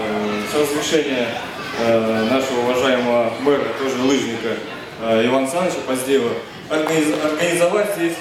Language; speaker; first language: Russian; native; Russian